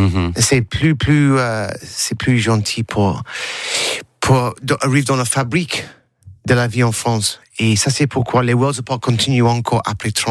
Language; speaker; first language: French; non-native, learner; English